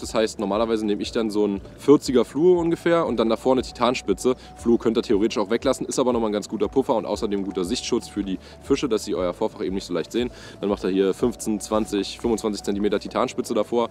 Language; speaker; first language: German; native; German